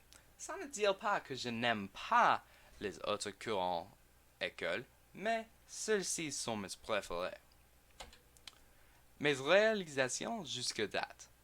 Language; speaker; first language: French; non-native, learner; English